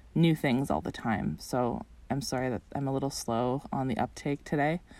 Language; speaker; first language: English; native; English